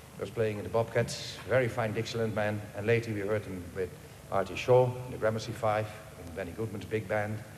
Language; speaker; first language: English; non-native, fluent; Dutch